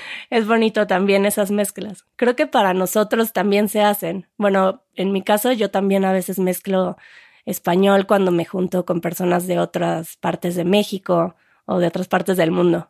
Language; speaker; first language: Spanish; native; Spanish